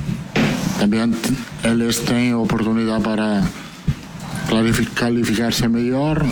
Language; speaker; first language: Portuguese; non-native, fluent; Italian